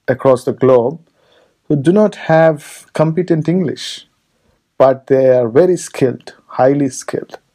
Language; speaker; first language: English; non-native, local second language; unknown